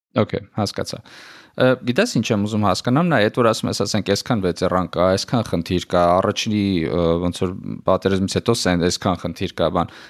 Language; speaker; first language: Armenian; native; Armenian